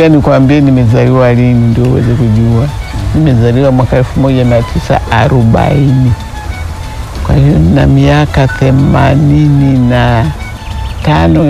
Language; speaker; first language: Swahili; early bilingual, other home language; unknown